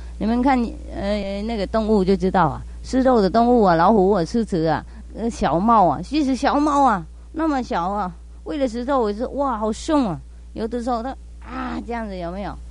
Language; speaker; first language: Chinese; non-native, fluent; Vietnamese